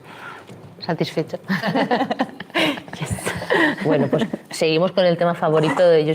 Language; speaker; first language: Spanish; native; Spanish